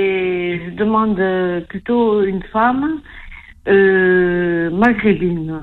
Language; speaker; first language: French; non-native, learner; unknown